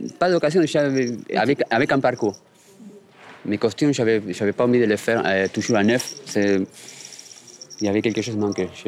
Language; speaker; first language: French; non-native, fluent; Spanish